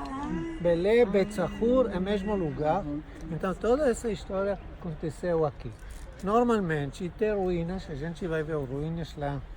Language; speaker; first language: Portuguese; non-native, fluent; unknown